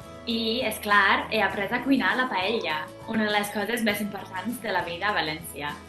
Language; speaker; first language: Catalan; non-native, fluent; English